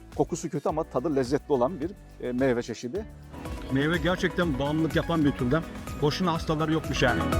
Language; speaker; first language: Turkish; native; Turkish